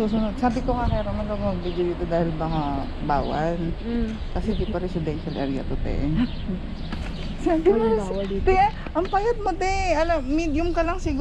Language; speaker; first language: Filipino; non-native, local second language; Hiligaynon